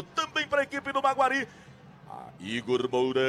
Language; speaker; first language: Portuguese; native; Portuguese